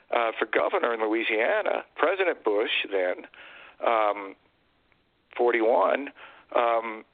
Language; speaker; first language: English; native; English